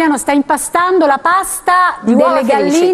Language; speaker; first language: Italian; native; Italian